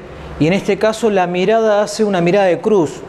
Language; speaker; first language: Spanish; native; Spanish